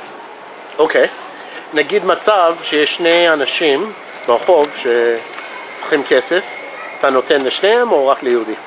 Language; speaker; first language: Hebrew; non-native, fluent; English